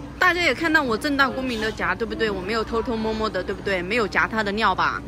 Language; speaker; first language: Chinese; native; Chinese